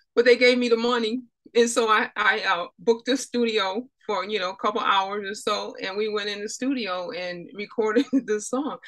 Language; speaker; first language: English; native; English